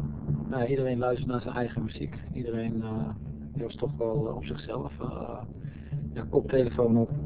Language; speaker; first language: Dutch; native; Dutch